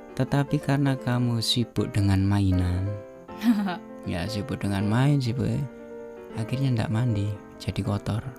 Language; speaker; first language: Indonesian; native; Indonesian